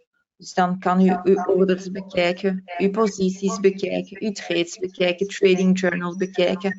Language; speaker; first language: Dutch; native; Dutch